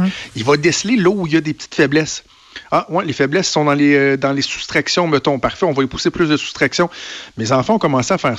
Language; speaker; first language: French; native; French